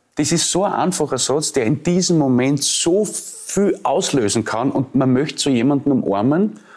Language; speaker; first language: German; native; German